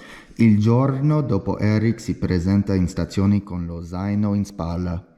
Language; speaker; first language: Italian; non-native, learner; English